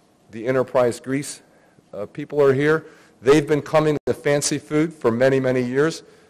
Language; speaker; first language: English; early bilingual, other home language; Greek